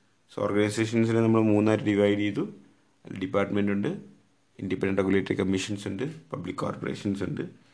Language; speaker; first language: English; non-native, local second language; Malayalam